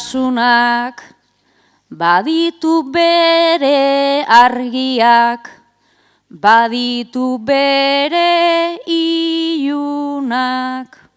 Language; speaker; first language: Basque; native; Basque